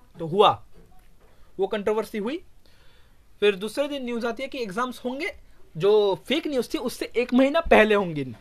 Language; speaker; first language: Hindi; non-native, local second language; Bangla